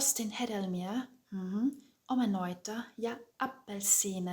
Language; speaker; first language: Finnish; non-native, fluent; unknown